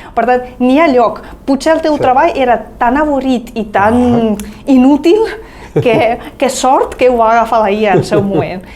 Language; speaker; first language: Catalan; non-native, fluent; Ukrainian